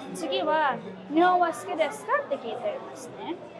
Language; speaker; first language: Japanese; non-native, fluent; Filipino